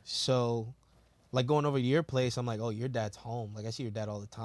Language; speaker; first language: English; native; English